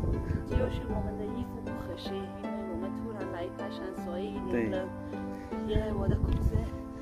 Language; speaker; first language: Chinese; non-native, learner; Persian